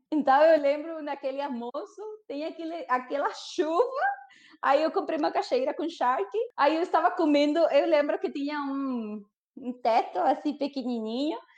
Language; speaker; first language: Portuguese; non-native, fluent; Spanish